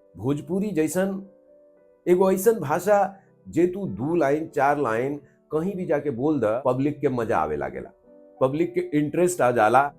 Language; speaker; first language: Bhojpuri; non-native, local second language; Maithili